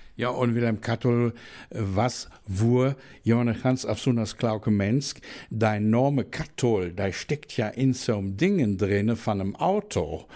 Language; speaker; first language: German; native; German